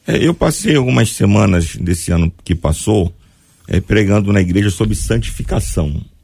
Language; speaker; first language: Portuguese; native; Portuguese